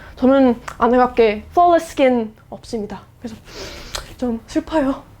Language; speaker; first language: Korean; non-native, fluent; English